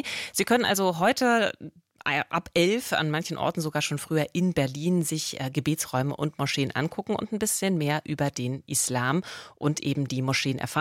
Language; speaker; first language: German; native; German